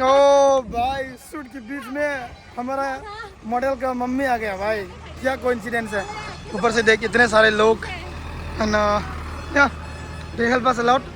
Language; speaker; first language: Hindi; non-native, local second language; Bangla